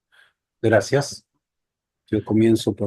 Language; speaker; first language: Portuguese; non-native, fluent; Spanish